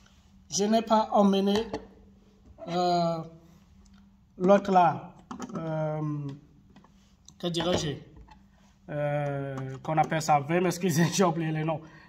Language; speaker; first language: French; non-native, local second language; Arabic